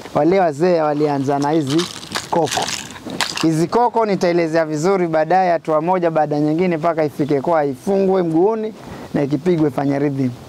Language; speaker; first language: Swahili; non-native, local second language; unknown